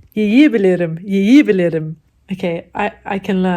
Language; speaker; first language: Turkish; non-native, learner; English